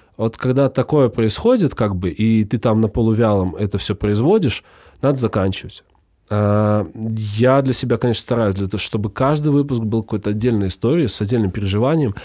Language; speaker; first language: Russian; native; Russian